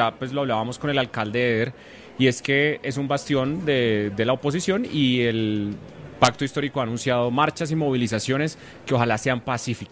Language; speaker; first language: Spanish; native; Spanish